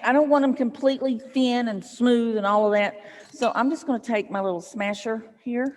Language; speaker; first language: English; native; English